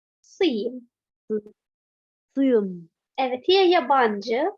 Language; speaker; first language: Turkish; non-native, fluent; Arabic